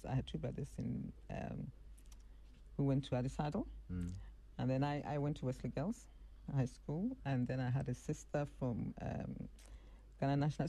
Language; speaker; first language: English; non-native, local second language; Akan